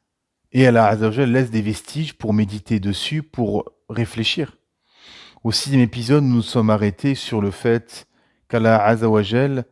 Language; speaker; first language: French; native; French